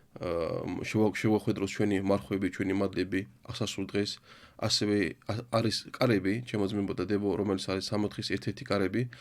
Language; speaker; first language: Georgian; non-native, local second language; Azerbaijani